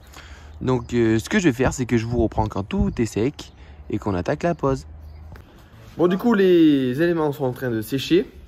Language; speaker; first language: French; native; French